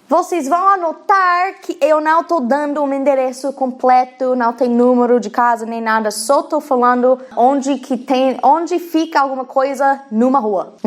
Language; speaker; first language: Portuguese; non-native, fluent; English